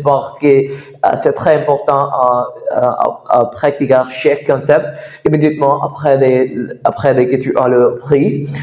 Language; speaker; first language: French; non-native, learner; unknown